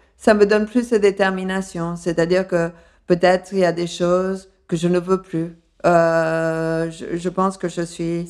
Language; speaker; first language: French; early bilingual, other home language; Spanish